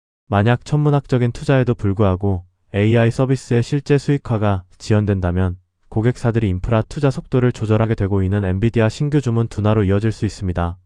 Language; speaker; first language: Korean; native; Korean